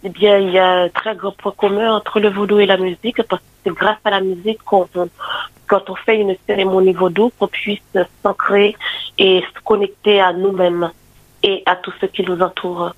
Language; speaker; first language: French; non-native, local second language; Haitian Creole